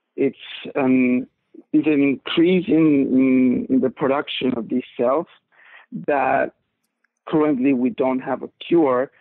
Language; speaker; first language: English; non-native, fluent; Spanish